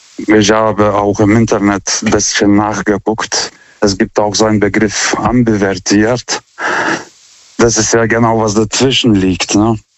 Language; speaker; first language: German; non-native, fluent; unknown